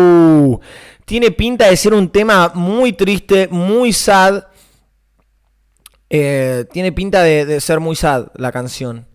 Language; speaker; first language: Spanish; native; Spanish